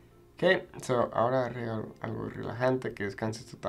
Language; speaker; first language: Spanish; non-native, fluent; English